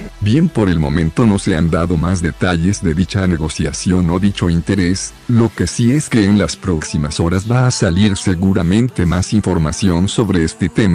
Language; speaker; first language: Spanish; native; Spanish